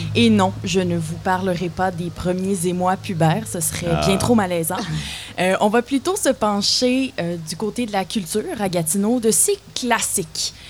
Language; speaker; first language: French; native; French